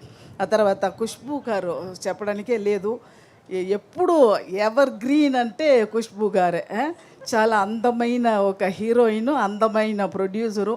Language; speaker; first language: Telugu; non-native, fluent; Tamil